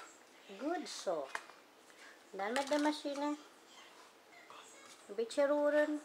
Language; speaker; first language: Dutch; non-native, learner; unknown